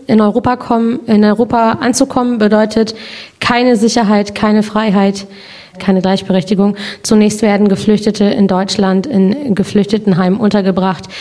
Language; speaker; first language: German; native; German